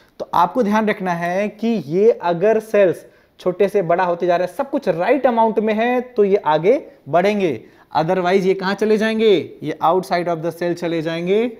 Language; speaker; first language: Hindi; non-native, local second language; Gujarati